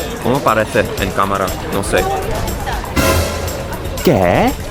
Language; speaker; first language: Spanish; non-native, learner; English